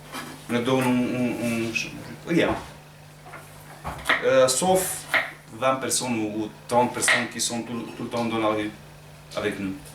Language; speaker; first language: French; non-native, learner; Romanian